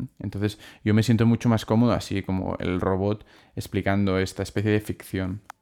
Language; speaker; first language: Spanish; non-native, local second language; Catalan